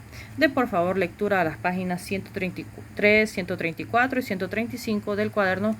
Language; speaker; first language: Spanish; native; Spanish